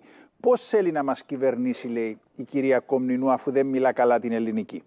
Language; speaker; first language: Greek; native; Greek